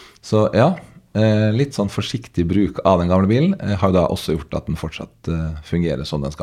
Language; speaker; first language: Norwegian; native; Norwegian